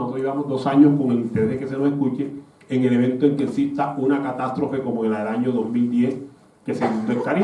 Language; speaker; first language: Spanish; native; Spanish